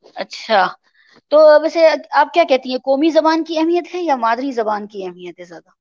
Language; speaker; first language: Urdu; native; Urdu